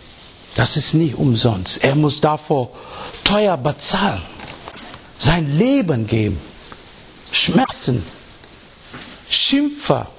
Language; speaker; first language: German; non-native, fluent; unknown